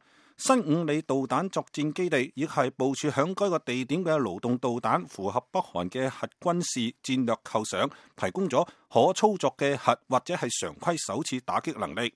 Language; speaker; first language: Chinese; non-native, local second language; Cantonese